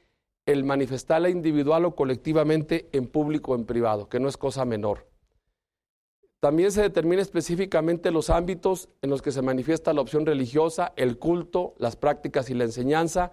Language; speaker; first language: Spanish; native; Spanish